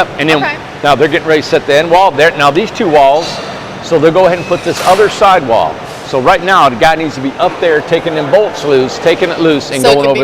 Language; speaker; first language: English; native; English